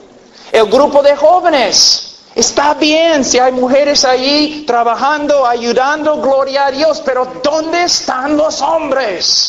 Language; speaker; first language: Spanish; non-native, fluent; English